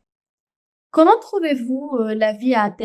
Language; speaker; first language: French; non-native, fluent; Greek